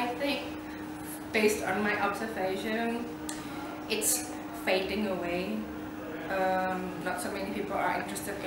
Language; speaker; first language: English; non-native, fluent; Indonesian